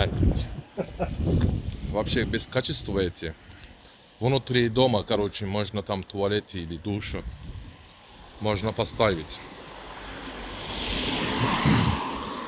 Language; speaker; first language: Russian; non-native, learner; Turkish